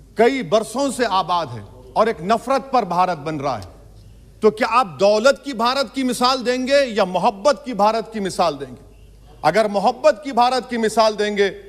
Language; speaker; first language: Hindi; non-native, local second language; Urdu